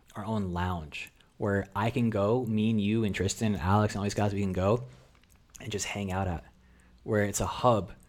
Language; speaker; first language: English; early bilingual, other home language; Russian